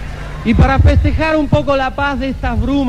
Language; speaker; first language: Spanish; native; Spanish